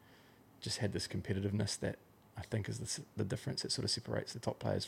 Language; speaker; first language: English; native; English